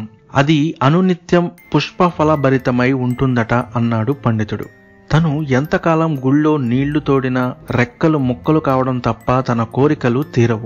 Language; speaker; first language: Telugu; native; Telugu